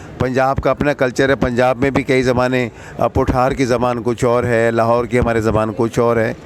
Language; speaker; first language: Urdu; non-native, local second language; Punjabi